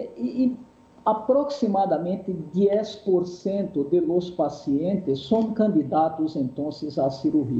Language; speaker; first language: Spanish; non-native, fluent; Portuguese